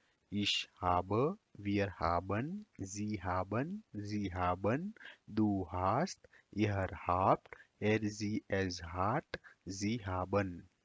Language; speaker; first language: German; non-native, learner; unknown